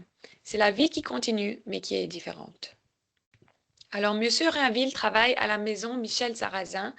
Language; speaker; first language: French; native; French